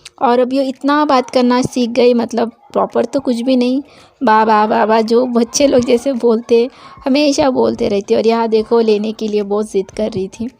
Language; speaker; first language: Hindi; non-native, local second language; Bangla